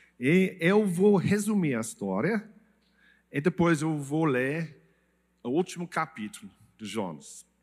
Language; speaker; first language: Portuguese; non-native, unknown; English